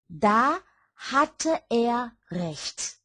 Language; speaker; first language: German; non-native, fluent; Chinese